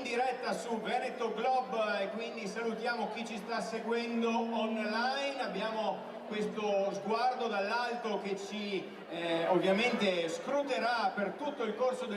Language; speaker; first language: Italian; native; Italian